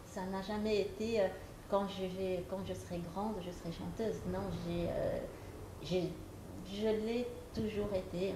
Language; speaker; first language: French; non-native, fluent; Portuguese